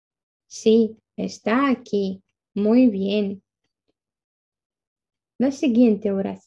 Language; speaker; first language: Spanish; non-native, fluent; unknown